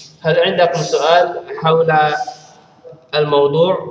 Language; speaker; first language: Arabic; non-native, fluent; Indonesian